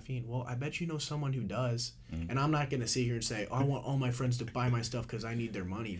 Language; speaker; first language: English; native; English